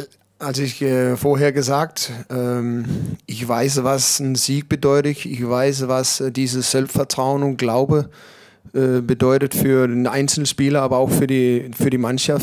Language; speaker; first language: German; non-native, learner; Danish